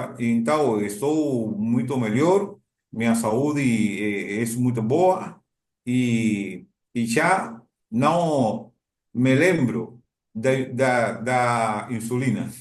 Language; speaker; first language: Portuguese; non-native, learner; Spanish